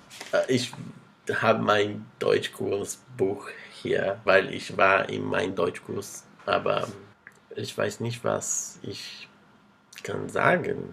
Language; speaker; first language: German; non-native, learner; Portuguese